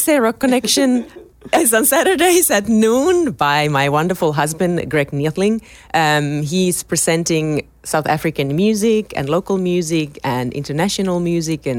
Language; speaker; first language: English; non-native, fluent; Finnish